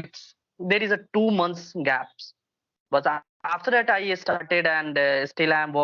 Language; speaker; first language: English; non-native, local second language; Hindi